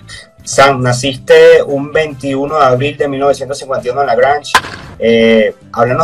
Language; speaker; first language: Spanish; native; Spanish